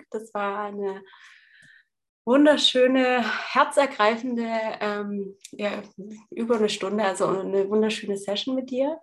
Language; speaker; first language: German; native; German